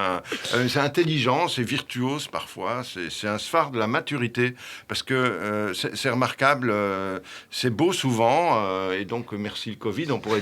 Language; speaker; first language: French; native; French